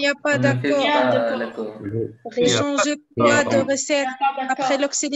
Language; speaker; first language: French; non-native, local second language; Arabic